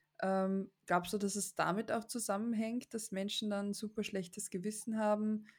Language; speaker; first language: German; native; German